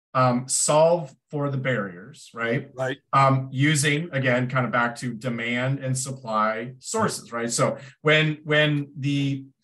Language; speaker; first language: English; native; English